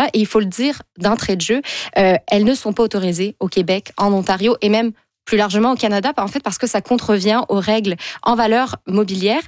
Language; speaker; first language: French; native; French